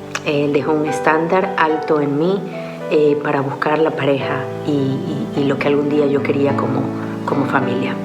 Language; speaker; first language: Spanish; native; Spanish